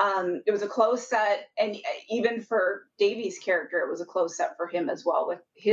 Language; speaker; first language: English; native; English